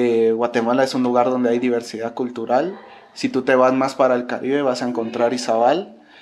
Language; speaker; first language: Spanish; native; Spanish